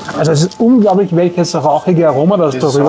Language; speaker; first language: German; native; German